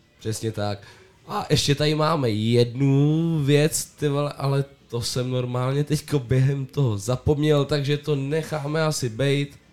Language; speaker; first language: Czech; native; Czech